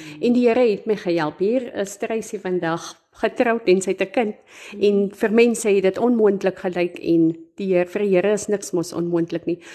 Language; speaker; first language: Afrikaans; native; Afrikaans